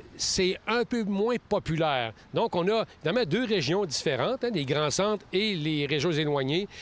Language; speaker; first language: French; native; French